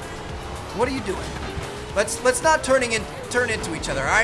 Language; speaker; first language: English; native; English